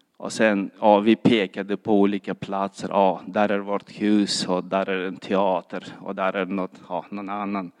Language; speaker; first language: Swedish; non-native, fluent; Kyrgyz